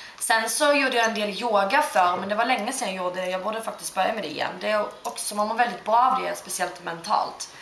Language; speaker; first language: Swedish; early bilingual, other home language; Turkish